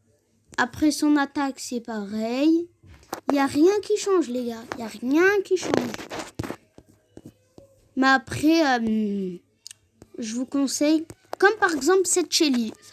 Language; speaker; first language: French; native; French